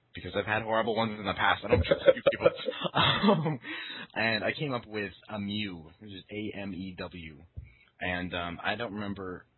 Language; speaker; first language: English; early bilingual, other home language; Chinese